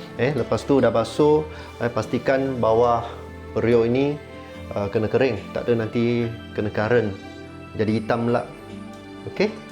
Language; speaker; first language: Malay; non-native, local second language; Chinese